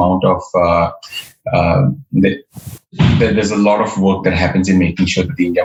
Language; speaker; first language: English; non-native, local second language; Marathi